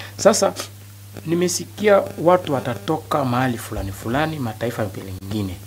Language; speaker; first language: Swahili; non-native, local second language; Nande